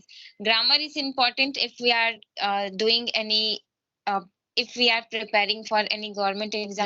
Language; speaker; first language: English; non-native, learner; Hindi